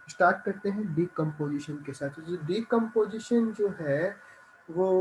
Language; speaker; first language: Hindi; native; Hindi